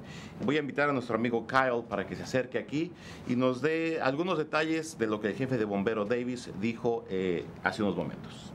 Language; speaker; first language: Spanish; native; Spanish